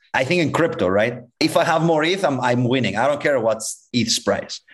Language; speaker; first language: English; non-native, fluent; Greek